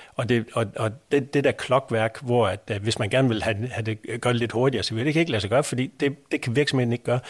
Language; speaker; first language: Danish; native; Danish